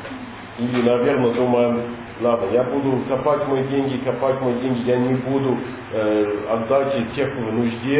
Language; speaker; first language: Russian; non-native, learner; English